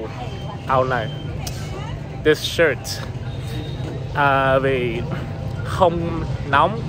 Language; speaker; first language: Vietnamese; non-native, learner; English